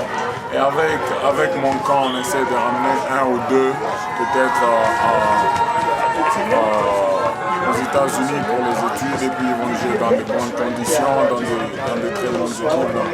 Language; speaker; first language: French; non-native, local second language; Swahili